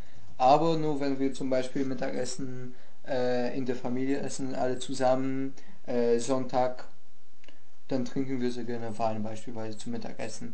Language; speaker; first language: German; non-native, fluent; Polish